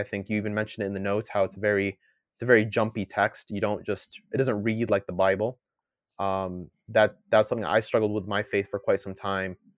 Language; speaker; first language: English; native; English